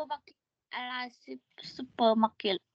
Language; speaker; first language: English; non-native, learner; Vietnamese